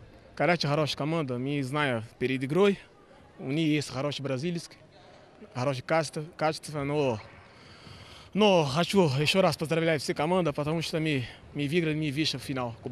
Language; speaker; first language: Russian; non-native, learner; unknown